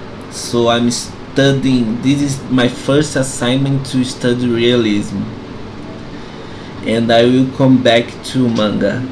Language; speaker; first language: English; non-native, fluent; Portuguese